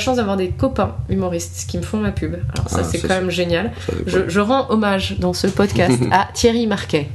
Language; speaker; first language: French; native; French